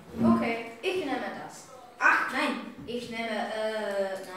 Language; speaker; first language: German; non-native, learner; English